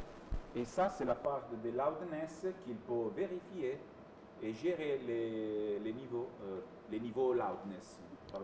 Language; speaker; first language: French; non-native, fluent; Italian